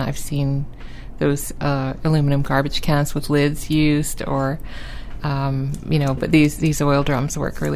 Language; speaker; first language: English; native; English